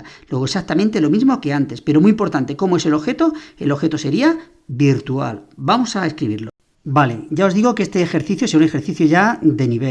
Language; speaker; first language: Spanish; native; Spanish